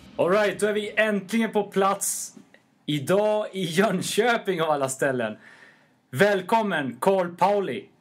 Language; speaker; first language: Swedish; native; Swedish